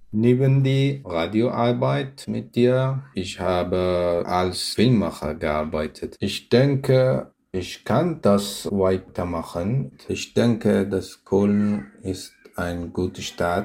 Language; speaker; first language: German; non-native, learner; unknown